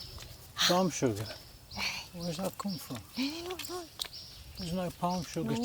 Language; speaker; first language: English; native; English